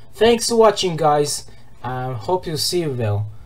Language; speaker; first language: English; non-native, learner; Hebrew